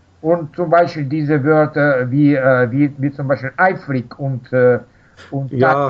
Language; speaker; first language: German; non-native, learner; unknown